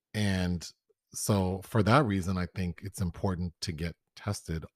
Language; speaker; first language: English; native; English